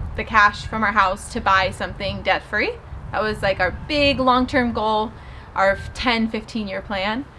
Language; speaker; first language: English; native; English